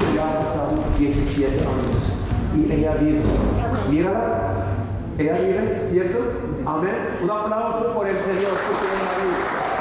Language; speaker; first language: Spanish; non-native, fluent; Norwegian